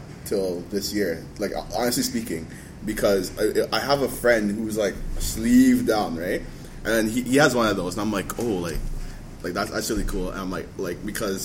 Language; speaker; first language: English; native; English